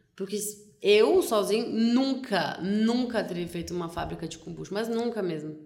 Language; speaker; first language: Portuguese; non-native, fluent; French